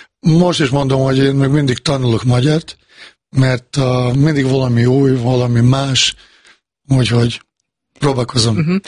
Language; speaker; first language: Hungarian; non-native, fluent; Bosnian